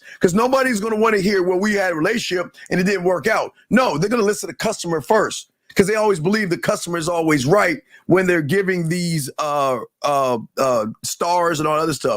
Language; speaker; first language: English; native; English